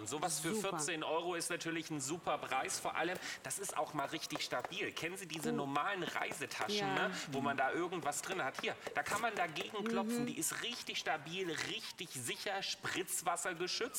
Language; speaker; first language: German; native; German